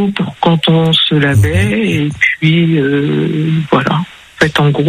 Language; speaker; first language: French; early bilingual, other home language; Spanish